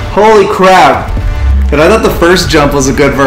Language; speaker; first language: English; native; English